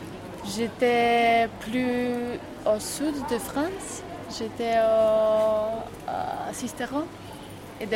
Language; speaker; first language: French; non-native, learner; Czech